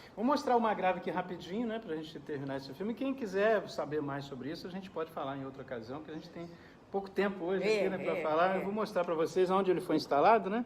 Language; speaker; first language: Portuguese; native; Portuguese